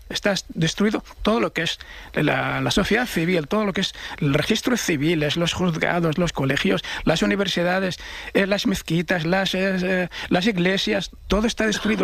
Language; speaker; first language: Spanish; non-native, fluent; Arabic